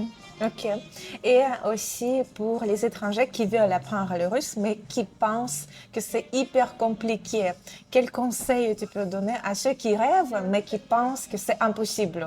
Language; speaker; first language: French; non-native, fluent; Russian